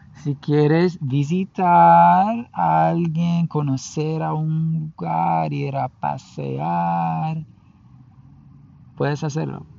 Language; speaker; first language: Spanish; non-native, learner; English